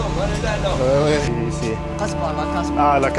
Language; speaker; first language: French; non-native, learner; Spanish